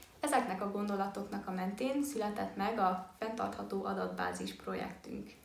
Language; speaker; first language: Hungarian; early bilingual, heritage; Hungarian